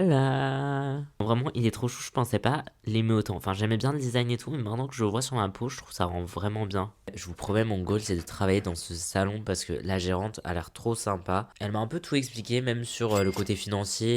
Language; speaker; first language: French; native; French